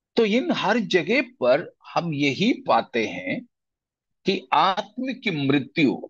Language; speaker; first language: Hindi; non-native, local second language; Malayalam